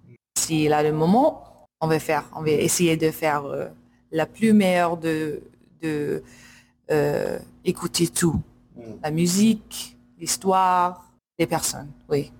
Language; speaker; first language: French; non-native, learner; English